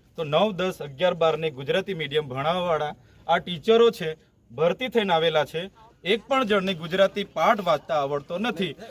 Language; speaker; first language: Gujarati; non-native, local second language; Vasavi